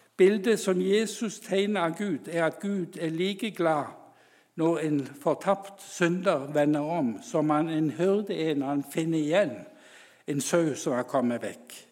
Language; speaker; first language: Norwegian; native; Norwegian